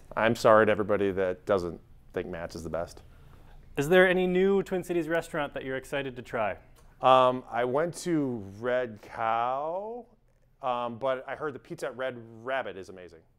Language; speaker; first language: English; native; English